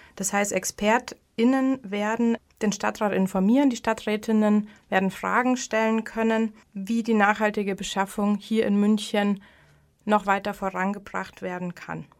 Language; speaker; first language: German; native; German